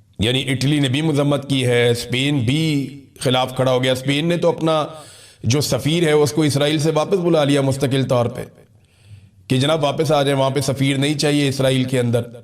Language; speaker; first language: Urdu; non-native, local second language; Punjabi